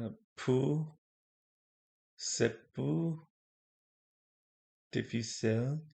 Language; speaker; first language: French; non-native, learner; English